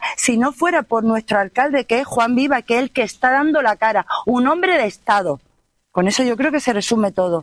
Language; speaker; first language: Spanish; native; Spanish